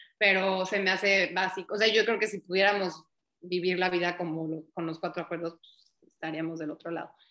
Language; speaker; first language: Spanish; native; Spanish